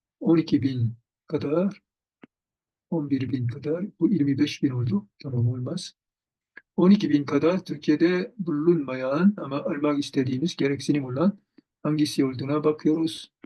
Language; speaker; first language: Turkish; non-native, fluent; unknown